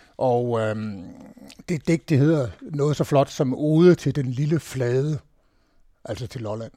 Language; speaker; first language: Danish; native; Danish